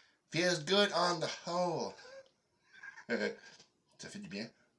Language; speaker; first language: French; native; French